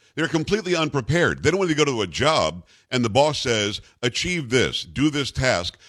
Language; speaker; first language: English; native; English